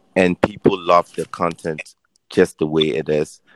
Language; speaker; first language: English; non-native, local second language; Akan